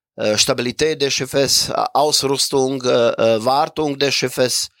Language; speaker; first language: German; non-native, fluent; Croatian